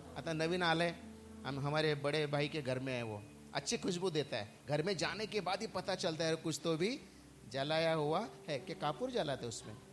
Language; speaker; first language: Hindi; non-native, local second language; Marathi